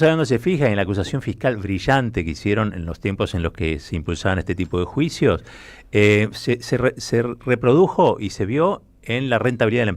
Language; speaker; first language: Spanish; native; Spanish